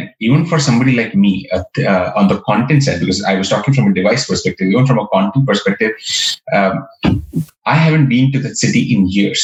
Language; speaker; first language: English; non-native, local second language; Marathi